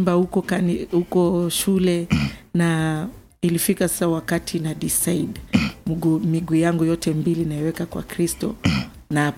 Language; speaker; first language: Swahili; native; Swahili